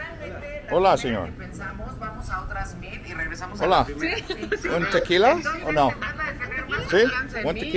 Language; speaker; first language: Spanish; non-native, learner; English